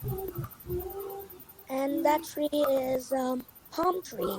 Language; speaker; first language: English; non-native, learner; Vietnamese